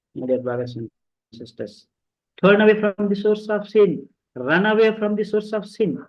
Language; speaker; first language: English; non-native, local second language; Telugu